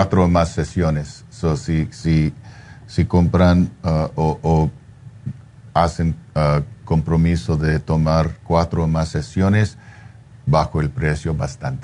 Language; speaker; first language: Spanish; non-native, fluent; English